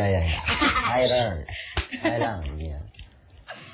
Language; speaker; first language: English; non-native, learner; Japanese